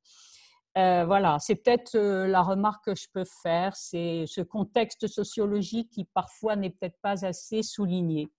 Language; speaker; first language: French; native; French